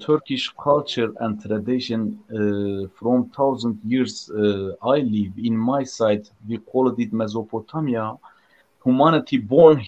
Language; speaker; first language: English; non-native, fluent; Turkish